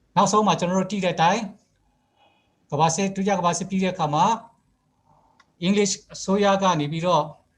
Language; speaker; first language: Burmese; non-native, local second language; Kachin